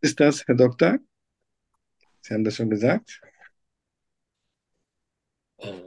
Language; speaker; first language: German; non-native, fluent; Turkish